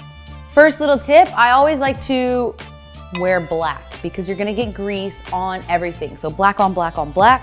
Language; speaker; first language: English; native; English